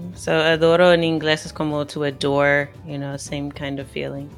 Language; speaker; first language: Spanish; non-native, fluent; English